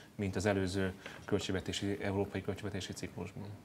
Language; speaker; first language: Hungarian; native; Hungarian